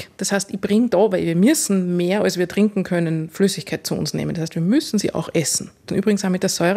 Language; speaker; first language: German; native; German